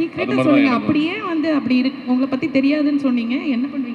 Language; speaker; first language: Tamil; native; Tamil